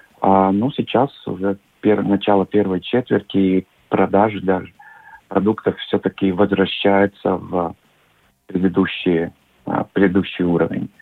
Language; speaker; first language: Russian; non-native, local second language; Latvian